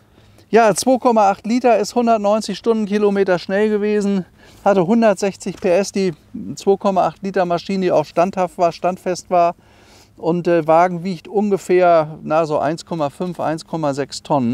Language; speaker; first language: German; native; German